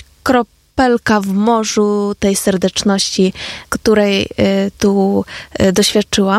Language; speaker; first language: Polish; non-native, fluent; Ukrainian